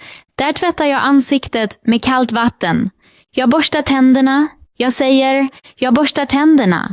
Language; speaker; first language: Swedish; non-native, fluent; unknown